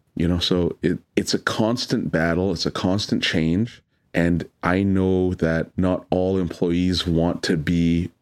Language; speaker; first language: English; native; English